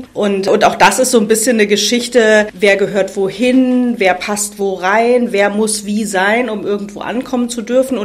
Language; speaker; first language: German; native; German